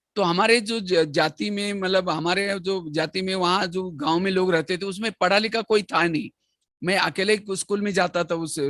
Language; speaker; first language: Hindi; non-native, local second language; Marathi